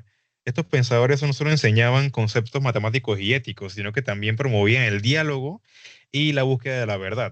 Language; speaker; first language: Spanish; native; Spanish